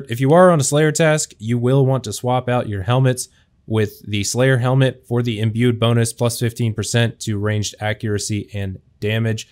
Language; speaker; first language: English; native; English